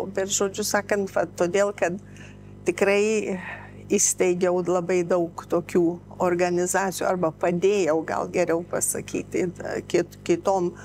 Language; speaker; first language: Lithuanian; early bilingual, heritage; Lithuanian